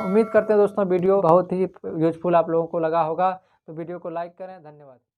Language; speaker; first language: Hindi; native; Hindi